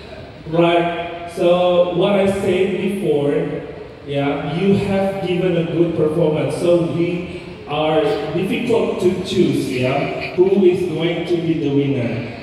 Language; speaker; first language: English; non-native, fluent; Indonesian